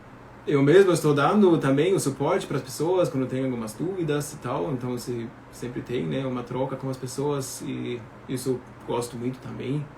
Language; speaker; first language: Portuguese; non-native, fluent; German